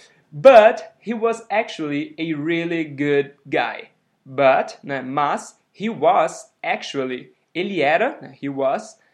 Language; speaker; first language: English; non-native, fluent; Portuguese